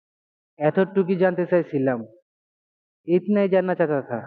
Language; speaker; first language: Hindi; non-native, learner; Bangla